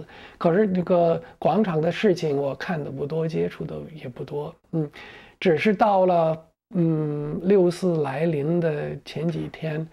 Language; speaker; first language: Chinese; non-native, fluent; English